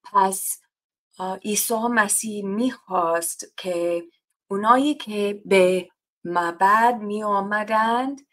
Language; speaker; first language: Persian; non-native, fluent; English